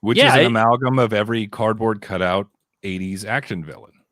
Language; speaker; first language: English; native; English